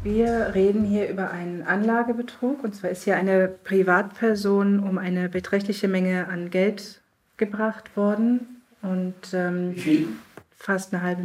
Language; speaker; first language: German; native; German